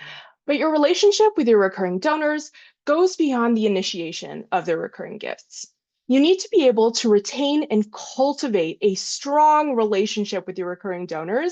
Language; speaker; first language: English; native; English